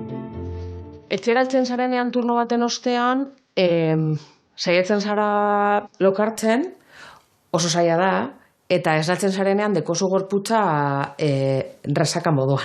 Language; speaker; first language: Basque; native; Basque